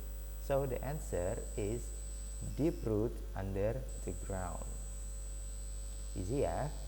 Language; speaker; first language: English; non-native, learner; Indonesian